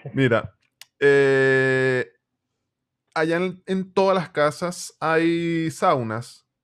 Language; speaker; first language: Spanish; native; Spanish